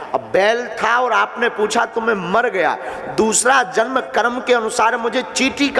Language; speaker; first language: Hindi; native; Hindi